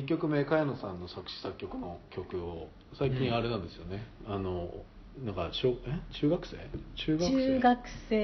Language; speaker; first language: Japanese; native; Japanese